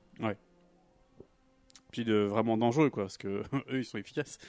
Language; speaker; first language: French; native; French